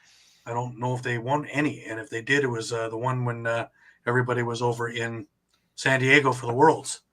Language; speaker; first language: English; native; English